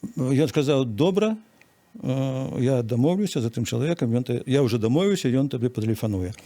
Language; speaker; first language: Belarusian; native; Belarusian